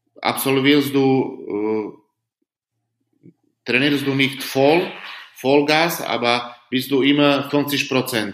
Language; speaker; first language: German; non-native, learner; Slovak